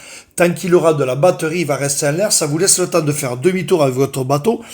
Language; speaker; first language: French; native; French